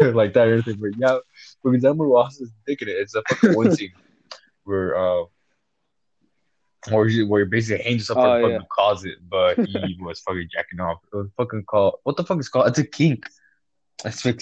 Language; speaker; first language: English; non-native, fluent; Spanish